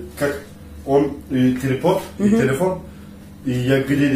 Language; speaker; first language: Russian; non-native, learner; Turkish